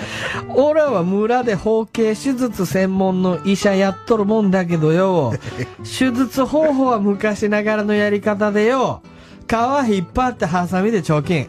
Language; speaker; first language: Japanese; native; Japanese